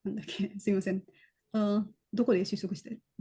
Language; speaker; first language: Japanese; non-native, fluent; Indonesian